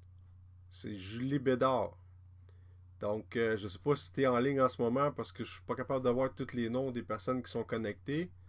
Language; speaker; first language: French; native; French